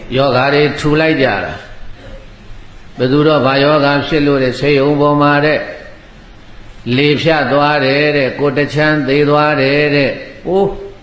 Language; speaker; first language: Burmese; native; Burmese